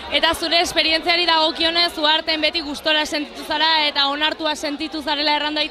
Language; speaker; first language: Basque; native; Basque